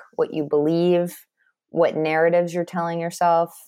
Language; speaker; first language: English; native; English